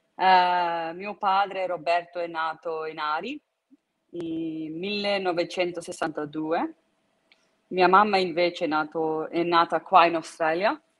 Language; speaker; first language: Italian; early bilingual, heritage; Italian